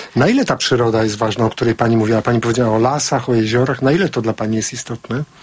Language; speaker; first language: Polish; native; Polish